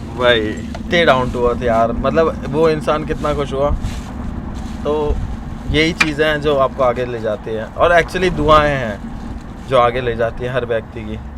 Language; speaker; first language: Hindi; native; Hindi